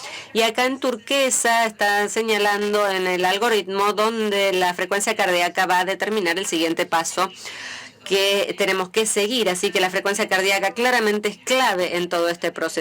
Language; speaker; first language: Spanish; native; Spanish